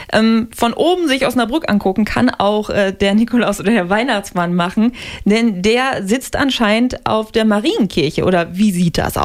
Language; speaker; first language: German; native; German